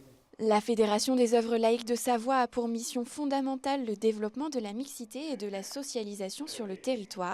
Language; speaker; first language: French; native; French